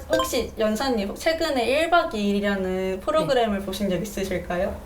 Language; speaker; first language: Korean; native; Korean